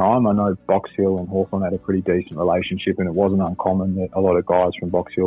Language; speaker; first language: English; native; English